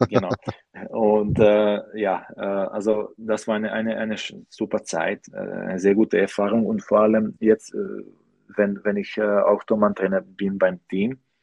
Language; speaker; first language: German; non-native, learner; Slovak